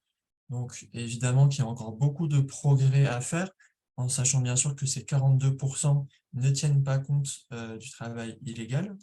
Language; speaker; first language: French; native; French